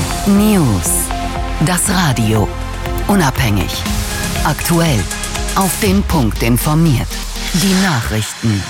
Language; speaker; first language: German; native; German